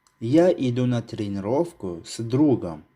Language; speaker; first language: Russian; non-native, local second language; Tajik